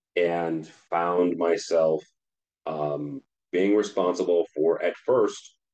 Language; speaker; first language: English; native; English